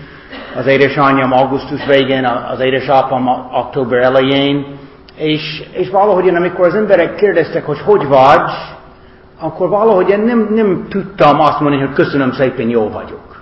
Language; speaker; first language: Hungarian; non-native, learner; English